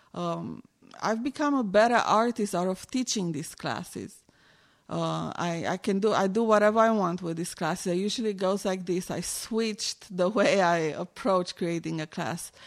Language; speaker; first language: English; non-native, fluent; Romanian